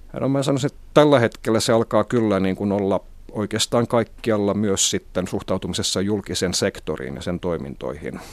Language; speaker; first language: Finnish; non-native, local second language; Swedish